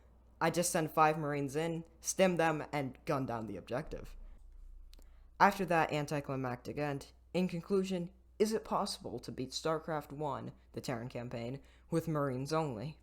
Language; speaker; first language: English; native; English